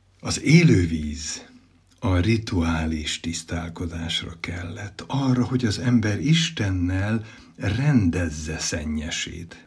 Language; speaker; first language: Hungarian; native; Hungarian